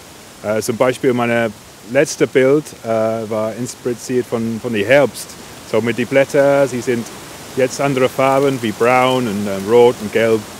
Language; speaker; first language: German; non-native, fluent; English